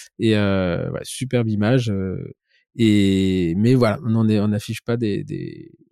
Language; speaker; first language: French; native; French